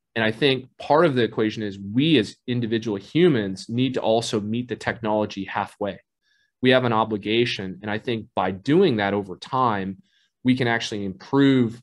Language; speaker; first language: English; native; English